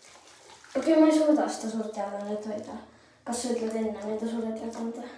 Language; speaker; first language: Estonian; early bilingual, heritage; Estonian